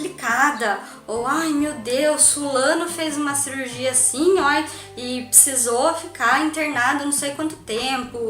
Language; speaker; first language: Portuguese; native; Portuguese